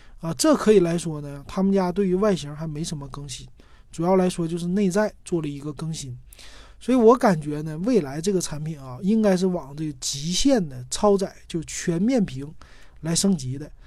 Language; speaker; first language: Chinese; native; Chinese